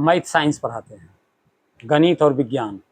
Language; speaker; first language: Hindi; native; Hindi